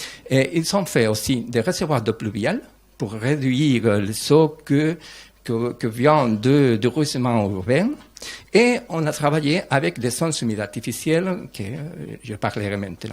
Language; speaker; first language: French; non-native, learner; Spanish